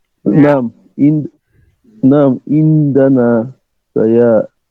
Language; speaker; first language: Arabic; non-native, learner; French